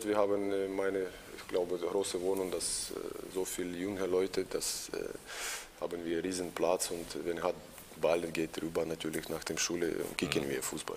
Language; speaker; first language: German; non-native, learner; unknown